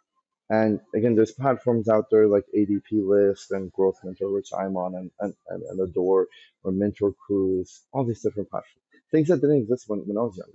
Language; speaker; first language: English; early bilingual, other home language; Persian